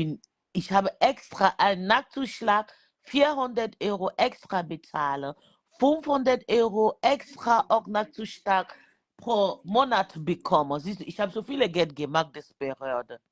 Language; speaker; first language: German; non-native, learner; French